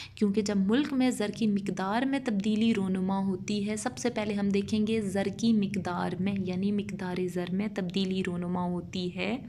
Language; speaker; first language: Urdu; non-native, local second language; Punjabi